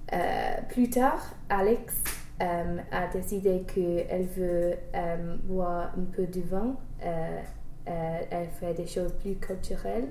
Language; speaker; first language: French; non-native, learner; English